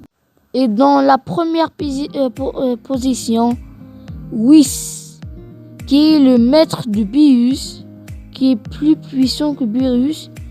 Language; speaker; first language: French; non-native, learner; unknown